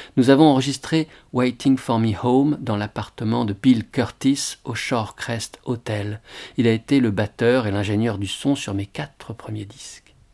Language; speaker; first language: French; native; French